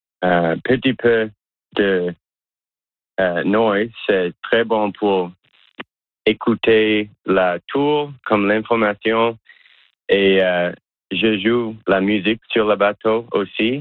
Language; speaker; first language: French; non-native, local second language; English